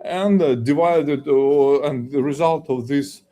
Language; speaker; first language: English; non-native, fluent; Ukrainian